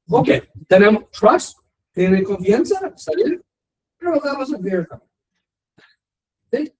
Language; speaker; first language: Spanish; non-native, learner; English